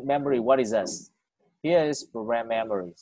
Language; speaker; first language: English; non-native, learner; Vietnamese